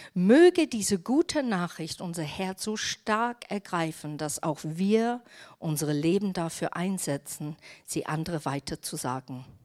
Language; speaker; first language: German; non-native, fluent; English